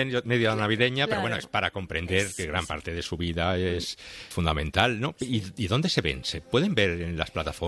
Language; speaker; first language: Spanish; native; Spanish